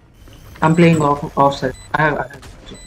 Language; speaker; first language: English; non-native, local second language; Kannada